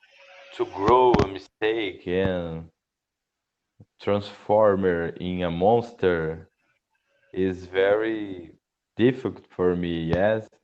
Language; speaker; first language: English; non-native, learner; Portuguese